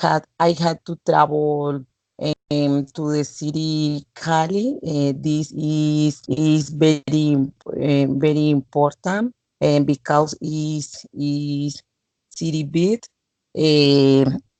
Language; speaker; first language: English; non-native, learner; Spanish